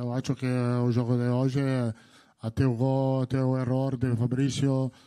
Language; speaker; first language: Portuguese; non-native, learner; Italian